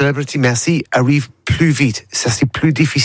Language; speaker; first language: French; non-native, learner; English